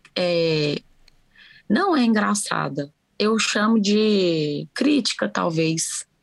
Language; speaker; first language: Portuguese; native; Portuguese